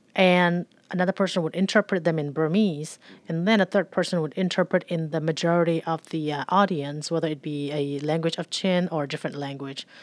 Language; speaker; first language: English; early bilingual, other home language; Burmese